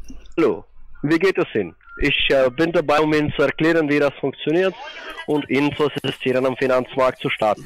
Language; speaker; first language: German; non-native, fluent; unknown